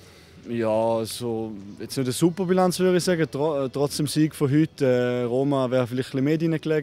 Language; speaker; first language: German; native; German